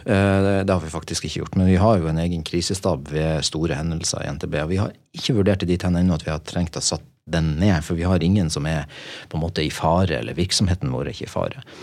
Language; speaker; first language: Norwegian; native; Norwegian